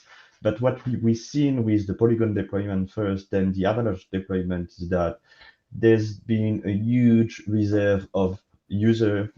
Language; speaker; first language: English; non-native, fluent; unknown